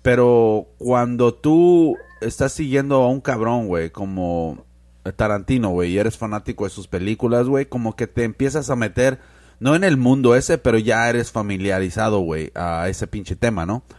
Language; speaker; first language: Spanish; early bilingual, heritage; Spanish